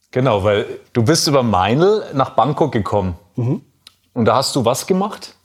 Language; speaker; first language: German; native; German